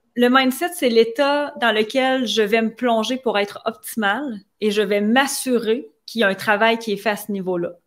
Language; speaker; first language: French; native; French